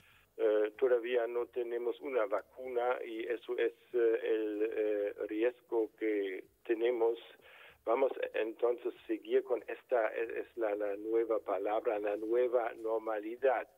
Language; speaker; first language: Spanish; non-native, fluent; German